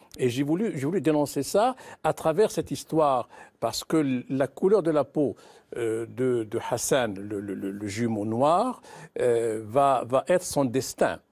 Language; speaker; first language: French; non-native, local second language; Arabic